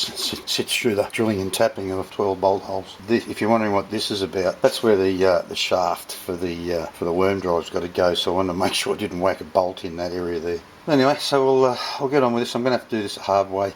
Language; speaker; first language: English; native; English